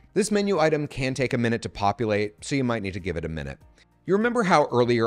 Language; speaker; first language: English; native; English